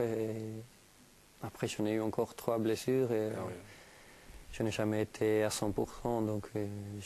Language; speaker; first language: French; non-native, fluent; Spanish